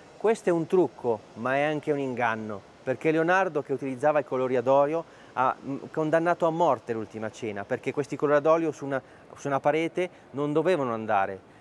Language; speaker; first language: Italian; native; Italian